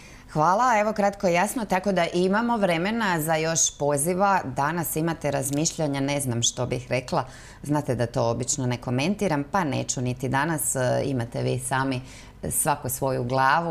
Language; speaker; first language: Croatian; native; Croatian